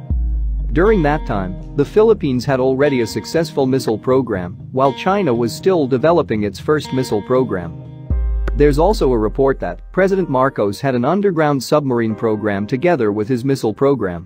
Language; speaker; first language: English; non-native, local second language; Filipino